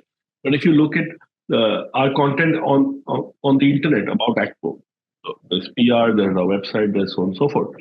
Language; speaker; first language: English; non-native, local second language; Hindi